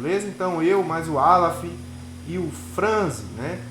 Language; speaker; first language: Portuguese; native; Portuguese